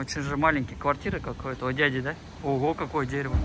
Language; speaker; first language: Russian; non-native, fluent; Korean